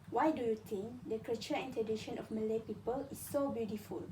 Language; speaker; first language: English; non-native, local second language; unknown